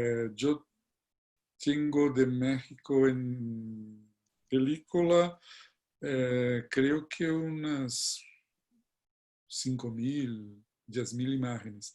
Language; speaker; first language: Spanish; non-native, fluent; Portuguese